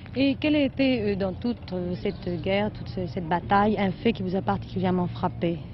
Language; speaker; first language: French; native; French